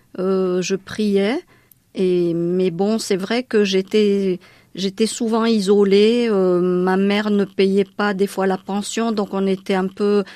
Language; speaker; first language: French; non-native, local second language; Malagasy